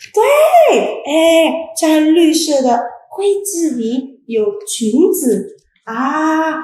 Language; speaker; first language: Chinese; non-native, fluent; Indonesian